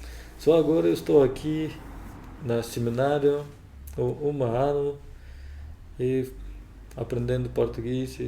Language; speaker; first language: Portuguese; non-native, learner; Russian